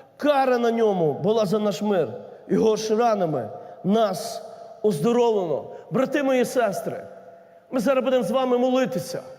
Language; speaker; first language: Ukrainian; native; Ukrainian